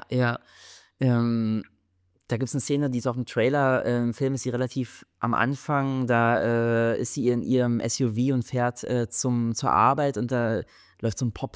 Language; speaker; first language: German; native; German